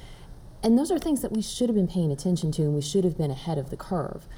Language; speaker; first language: English; native; English